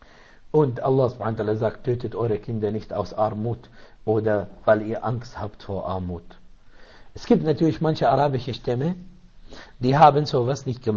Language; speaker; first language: German; non-native, learner; Arabic